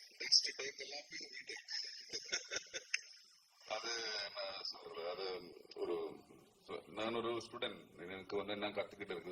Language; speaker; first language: Tamil; non-native, learner; Malayalam